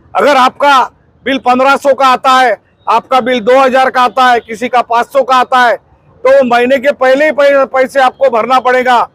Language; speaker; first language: Hindi; non-native, local second language; Marathi